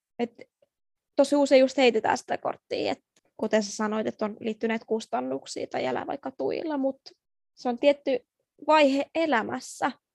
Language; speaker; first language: Finnish; early bilingual, other home language; Persian